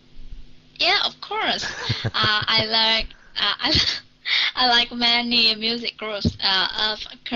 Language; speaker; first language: English; non-native, learner; Vietnamese